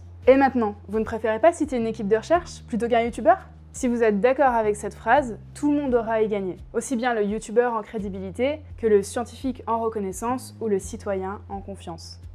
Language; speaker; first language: French; native; French